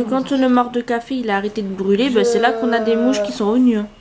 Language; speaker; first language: French; native; French